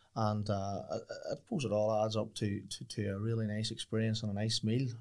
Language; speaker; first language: English; native; English